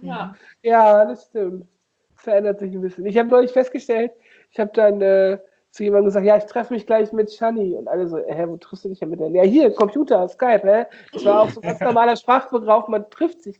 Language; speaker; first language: German; native; German